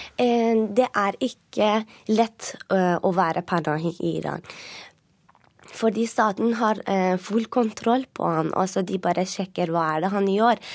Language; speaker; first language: Norwegian; non-native, fluent; Persian